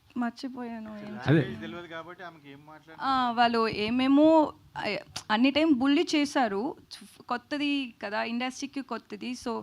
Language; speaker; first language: Telugu; non-native, learner; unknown